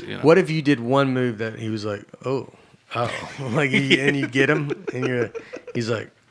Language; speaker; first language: English; native; English